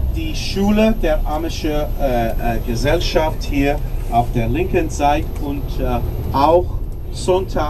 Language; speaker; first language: German; non-native, learner; English